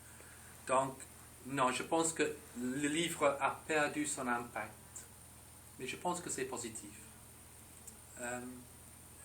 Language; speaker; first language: French; non-native, fluent; English